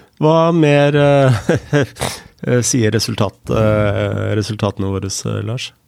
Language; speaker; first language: Norwegian; native; Norwegian